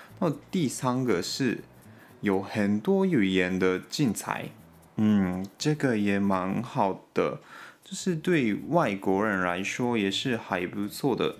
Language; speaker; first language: Chinese; non-native, fluent; Japanese